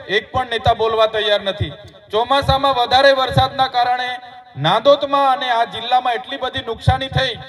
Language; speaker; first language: Gujarati; non-native, local second language; Vasavi